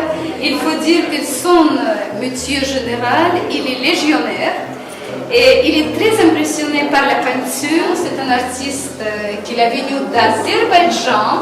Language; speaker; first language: French; non-native, fluent; Russian